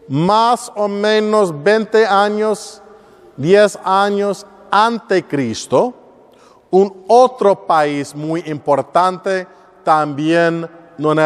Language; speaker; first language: Spanish; non-native, learner; English